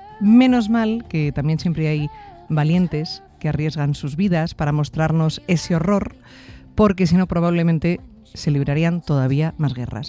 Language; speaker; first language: Spanish; native; Spanish